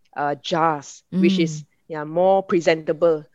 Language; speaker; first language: English; non-native, local second language; Min Nan Chinese